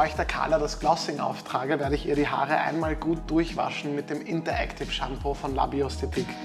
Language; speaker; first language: German; native; German